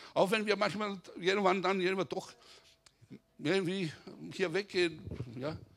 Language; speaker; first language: German; non-native, fluent; Greek